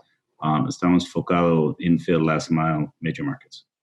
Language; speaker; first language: Spanish; non-native, fluent; English